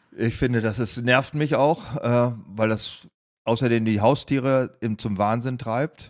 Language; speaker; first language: German; native; German